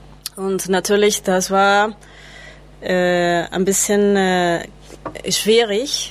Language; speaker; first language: German; non-native, learner; Spanish